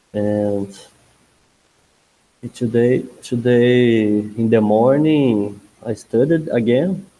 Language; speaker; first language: English; non-native, learner; Portuguese